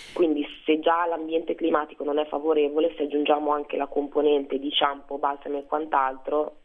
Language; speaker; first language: Italian; early bilingual, other home language; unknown